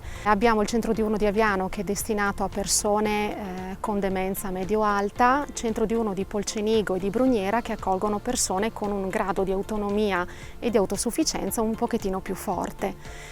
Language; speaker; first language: Italian; native; Italian